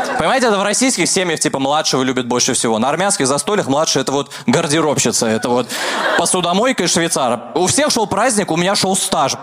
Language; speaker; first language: Russian; early bilingual, other home language; Armenian